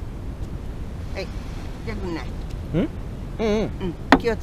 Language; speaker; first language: Japanese; native; Japanese